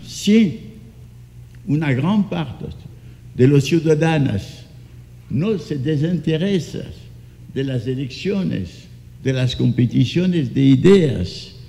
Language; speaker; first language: Spanish; non-native, fluent; French